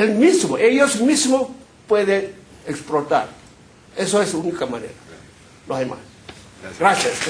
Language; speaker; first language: Spanish; non-native, fluent; Korean